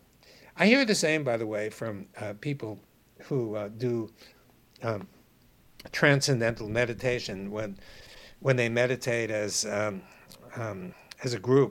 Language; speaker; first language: English; native; English